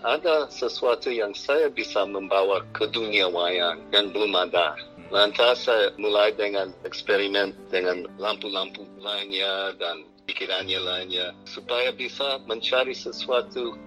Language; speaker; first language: Indonesian; non-native, fluent; English